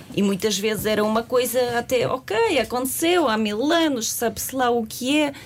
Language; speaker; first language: Portuguese; non-native, fluent; Russian